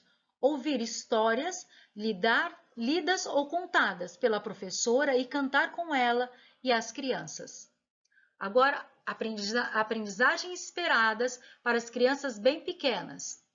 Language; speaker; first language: Portuguese; native; Portuguese